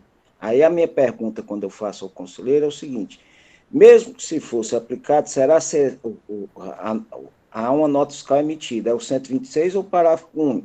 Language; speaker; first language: Portuguese; native; Portuguese